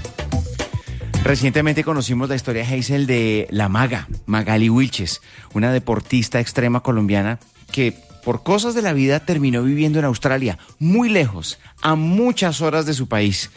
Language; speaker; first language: Spanish; native; Spanish